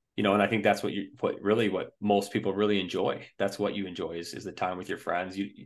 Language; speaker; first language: English; native; English